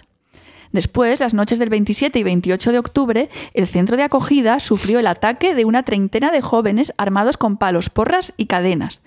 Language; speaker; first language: Spanish; native; Spanish